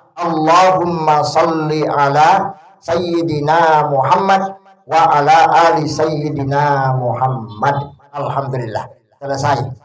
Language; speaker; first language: Indonesian; non-native, local second language; Buginese